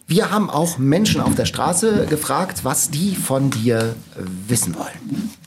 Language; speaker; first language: German; native; German